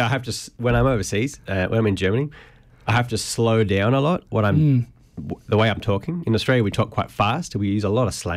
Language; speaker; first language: English; native; English